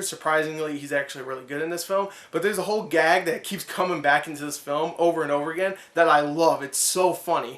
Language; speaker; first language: English; native; English